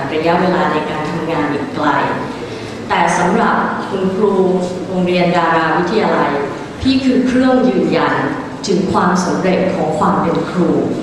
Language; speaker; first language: Thai; early bilingual, other home language; English